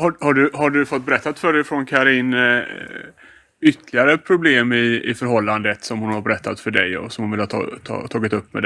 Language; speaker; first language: Swedish; native; Swedish